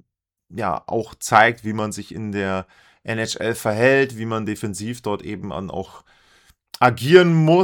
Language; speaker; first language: German; native; German